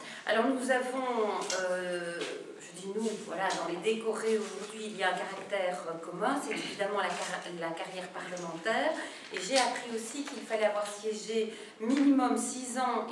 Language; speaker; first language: French; native; French